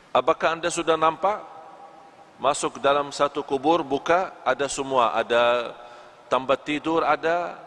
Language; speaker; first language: Indonesian; non-native, fluent; Arabic